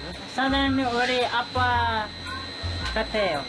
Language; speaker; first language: Korean; non-native, learner; Nepali